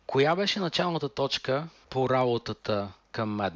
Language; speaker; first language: Bulgarian; native; Bulgarian